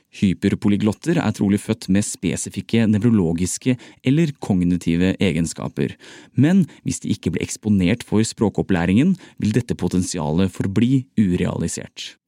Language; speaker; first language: Norwegian; native; Norwegian